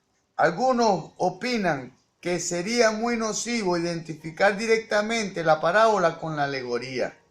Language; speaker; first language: Spanish; native; Spanish